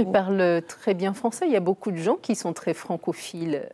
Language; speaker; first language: French; native; French